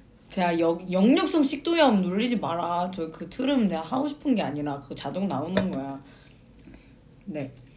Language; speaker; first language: Korean; non-native, fluent; Chinese